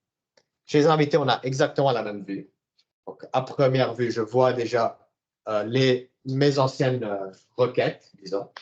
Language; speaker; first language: French; native; French